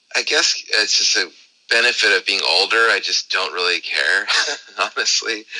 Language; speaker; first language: English; native; English